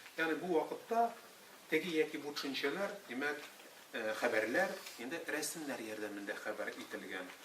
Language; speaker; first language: Tatar; native; Tatar